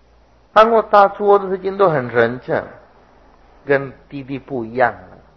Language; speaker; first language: Chinese; non-native, fluent; Sinhala